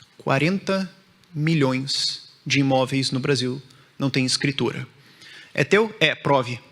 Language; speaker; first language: Portuguese; native; Portuguese